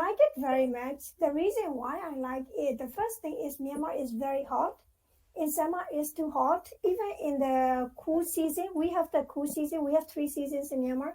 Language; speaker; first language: English; non-native, fluent; Burmese